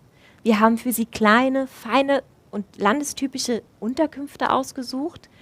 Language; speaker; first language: German; native; German